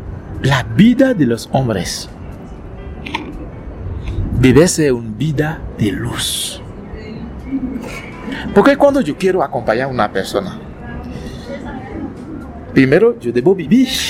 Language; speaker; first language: Spanish; non-native, learner; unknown